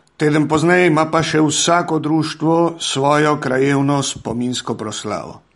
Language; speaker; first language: Slovenian; early bilingual, heritage; Slovenian